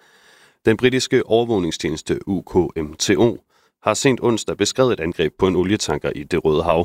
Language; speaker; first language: Danish; native; Danish